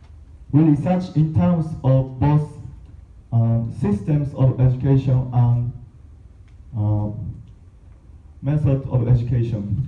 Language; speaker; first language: English; non-native, learner; Japanese